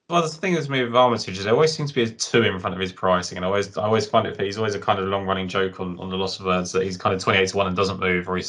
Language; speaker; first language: English; native; English